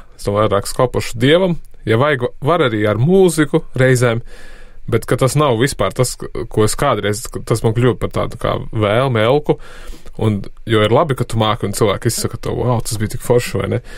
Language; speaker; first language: Latvian; native; Latvian